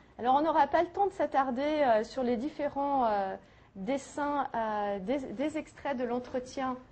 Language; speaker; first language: French; native; French